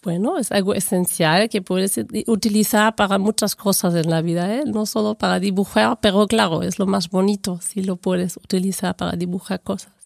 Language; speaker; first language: Spanish; non-native, fluent; German